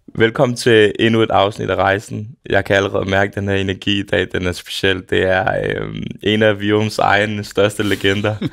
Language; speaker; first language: Danish; early bilingual, other home language; Serbian